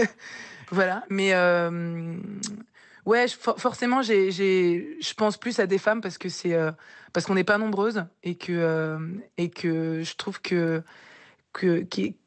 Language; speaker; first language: French; native; French